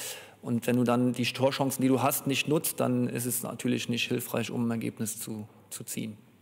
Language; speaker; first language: German; native; German